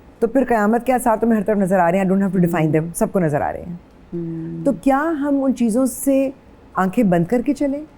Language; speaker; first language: Urdu; native; Urdu